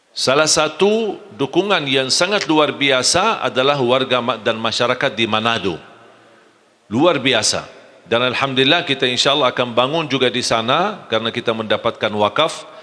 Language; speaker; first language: Malay; non-native, fluent; Arabic